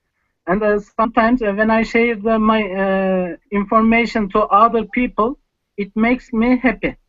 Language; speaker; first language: English; non-native, learner; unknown